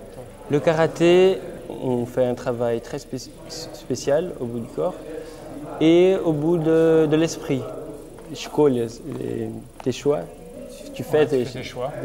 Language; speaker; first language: French; early bilingual, other home language; Portuguese